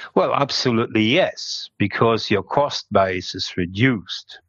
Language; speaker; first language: English; non-native, fluent; German